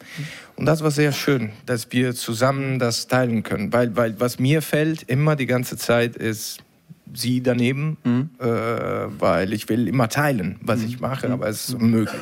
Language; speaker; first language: German; non-native, learner; Italian